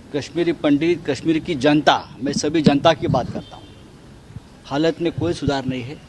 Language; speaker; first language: Hindi; non-native, local second language; Marathi